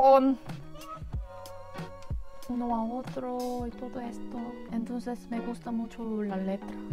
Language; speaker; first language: Spanish; non-native, learner; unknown